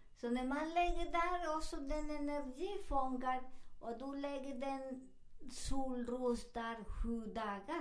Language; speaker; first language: Swedish; non-native, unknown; Spanish